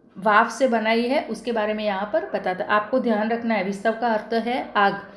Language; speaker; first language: Hindi; non-native, local second language; Marathi